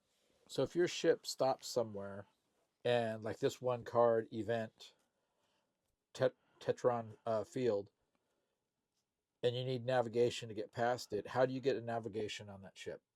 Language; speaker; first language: English; native; English